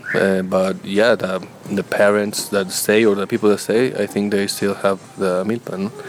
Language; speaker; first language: English; non-native, learner; Spanish